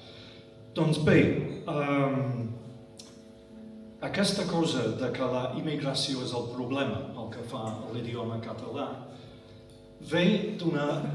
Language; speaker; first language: Catalan; non-native, fluent; English